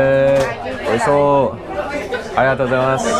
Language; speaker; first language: Japanese; non-native, learner; English